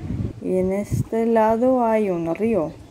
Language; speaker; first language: Spanish; non-native, fluent; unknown